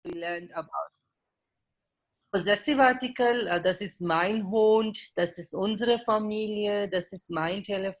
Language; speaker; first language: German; non-native, fluent; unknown